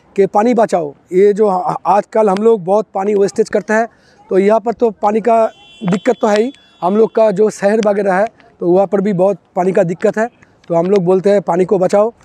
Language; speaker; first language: Hindi; non-native, local second language; Bangla